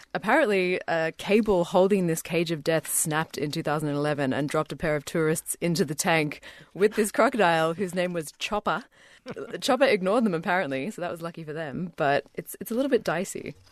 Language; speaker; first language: English; native; English